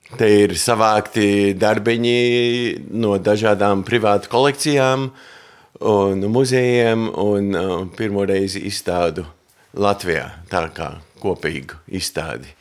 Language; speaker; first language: Latvian; early bilingual, heritage; Latvian